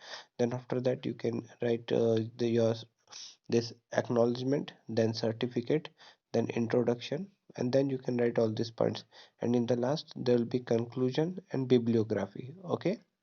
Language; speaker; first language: English; non-native, local second language; Hindi